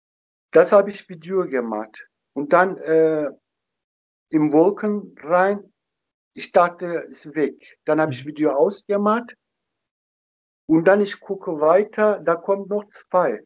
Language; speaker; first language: German; non-native, learner; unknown